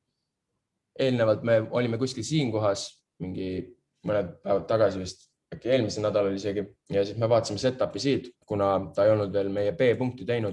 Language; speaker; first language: Estonian; native; Estonian